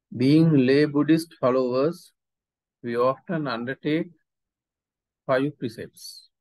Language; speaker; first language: English; non-native, local second language; Sinhala